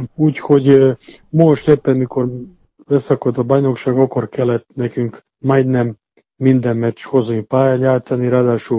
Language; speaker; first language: Hungarian; non-native, fluent; Serbian